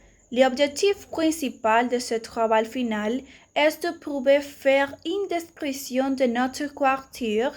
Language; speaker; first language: French; non-native, learner; Spanish